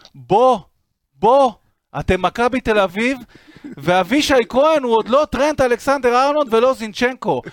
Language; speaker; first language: Hebrew; native; Hebrew